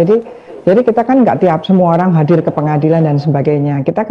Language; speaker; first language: Indonesian; native; Indonesian